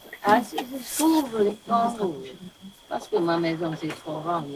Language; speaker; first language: French; non-native, learner; Vietnamese